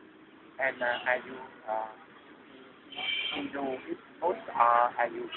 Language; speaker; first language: English; non-native, learner; Vietnamese